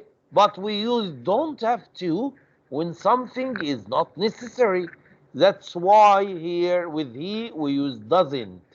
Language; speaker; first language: English; non-native, fluent; Arabic